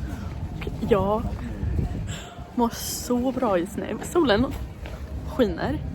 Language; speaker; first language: Swedish; non-native, fluent; English